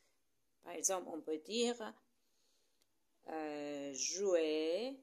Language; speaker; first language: French; non-native, fluent; Persian